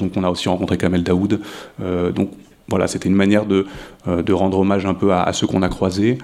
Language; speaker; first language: French; native; French